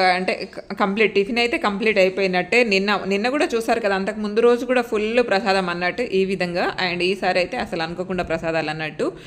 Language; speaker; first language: Telugu; non-native, local second language; Lambadi